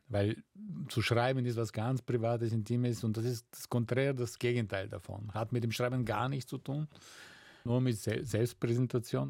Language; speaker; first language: German; non-native, fluent; Bulgarian